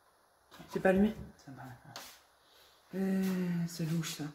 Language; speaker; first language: French; native; French